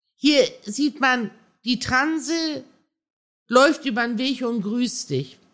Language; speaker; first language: German; early bilingual, other home language; Persian